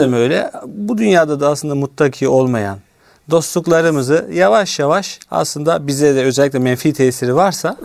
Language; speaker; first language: Turkish; native; Turkish